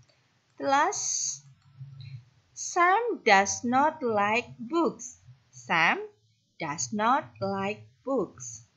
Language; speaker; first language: English; non-native, fluent; Indonesian